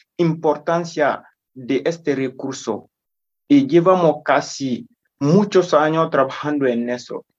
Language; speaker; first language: Spanish; non-native, fluent; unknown